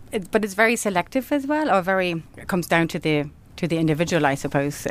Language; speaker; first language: English; non-native, fluent; German